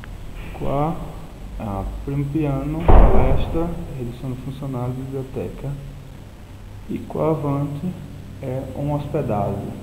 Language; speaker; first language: Italian; non-native, learner; Portuguese